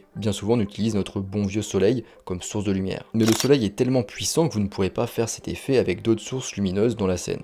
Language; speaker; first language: French; native; French